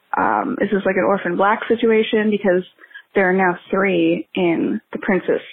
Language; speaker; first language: English; native; English